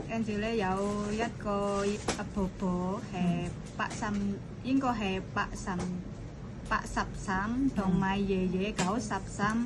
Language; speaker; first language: Cantonese; non-native, learner; Indonesian